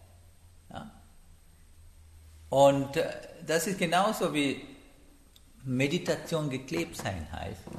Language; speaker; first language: German; non-native, learner; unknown